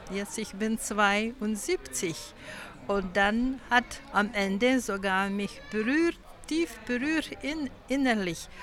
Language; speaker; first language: German; non-native, learner; Lithuanian